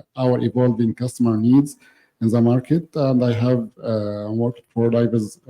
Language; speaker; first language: English; non-native, fluent; Arabic